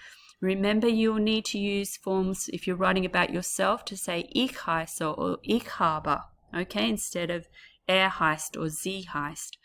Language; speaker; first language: German; non-native, learner; English